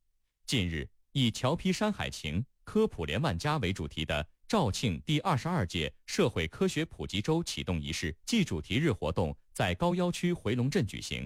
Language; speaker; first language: Chinese; native; Chinese